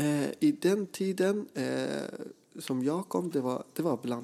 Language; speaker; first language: Swedish; non-native, fluent; Persian